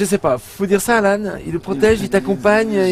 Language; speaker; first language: French; native; French